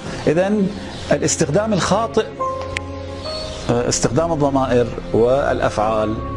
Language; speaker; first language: Arabic; non-native, fluent; Persian